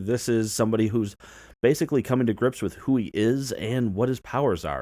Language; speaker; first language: English; native; English